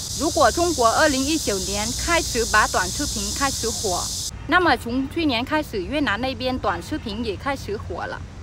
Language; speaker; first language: Chinese; non-native, fluent; Vietnamese